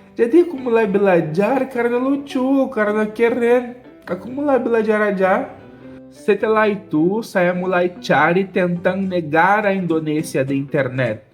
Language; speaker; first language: Indonesian; non-native, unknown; Portuguese